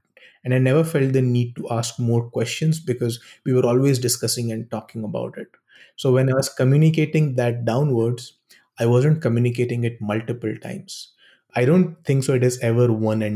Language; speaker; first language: English; non-native, local second language; Hindi